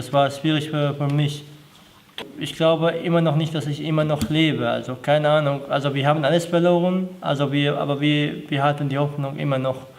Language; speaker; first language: German; non-native, learner; Arabic